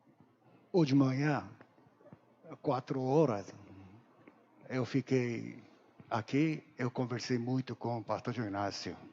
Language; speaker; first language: Portuguese; non-native, learner; Korean